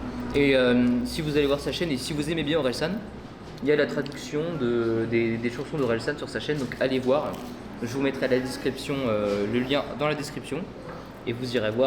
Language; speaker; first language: French; native; French